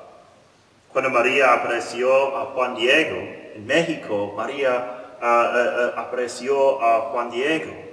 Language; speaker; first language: Spanish; non-native, learner; English